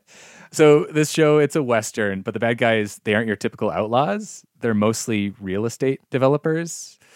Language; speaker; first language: English; native; English